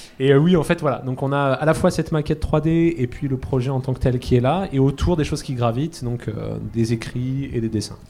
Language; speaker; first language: French; native; French